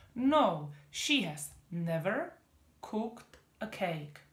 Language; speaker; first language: English; non-native, fluent; Czech